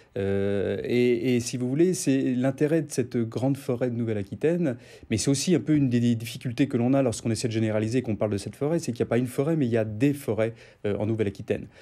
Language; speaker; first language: French; native; French